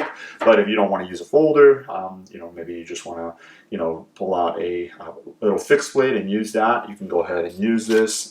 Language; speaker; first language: English; native; English